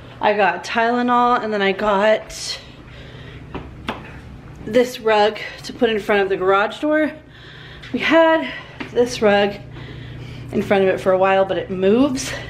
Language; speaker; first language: English; native; English